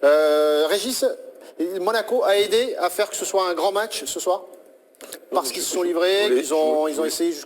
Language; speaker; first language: French; native; French